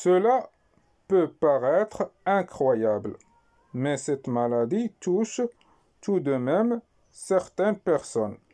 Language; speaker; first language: French; non-native, local second language; Arabic